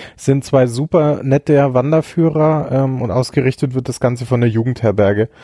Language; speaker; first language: German; native; German